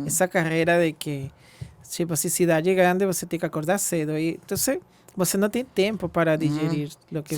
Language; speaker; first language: Portuguese; non-native, fluent; Spanish